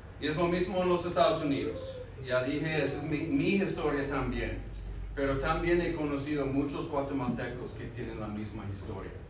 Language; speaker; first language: Spanish; non-native, fluent; English